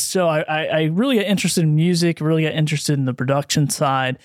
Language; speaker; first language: English; native; English